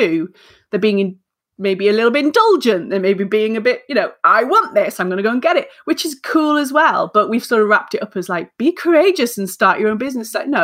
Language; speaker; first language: English; native; English